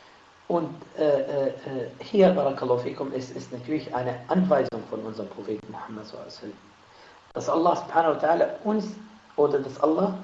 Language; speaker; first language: German; non-native, fluent; Arabic